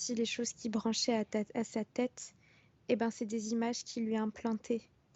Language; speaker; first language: French; native; French